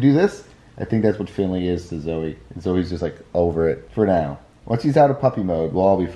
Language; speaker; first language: English; native; English